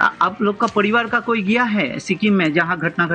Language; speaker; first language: Hindi; non-native, local second language; Bangla